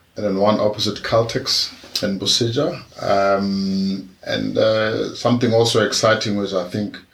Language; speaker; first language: English; non-native, local second language; Tswana